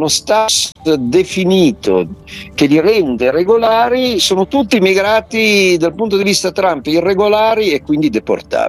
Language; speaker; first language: Italian; native; Italian